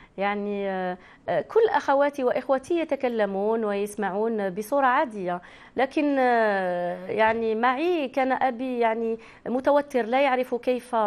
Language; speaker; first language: Arabic; native; Arabic